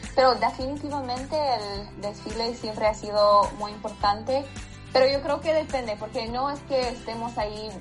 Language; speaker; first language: Spanish; non-native, fluent; English